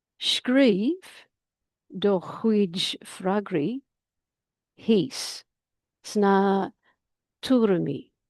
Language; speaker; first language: Irish; non-native, learner; English